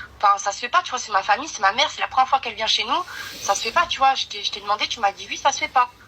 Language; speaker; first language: French; early bilingual, other home language; Arabic